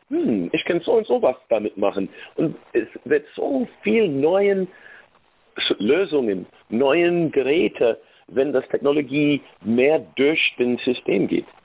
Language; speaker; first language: German; non-native, learner; English